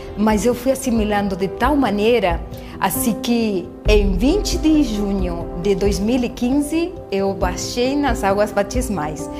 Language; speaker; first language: Portuguese; non-native, fluent; Spanish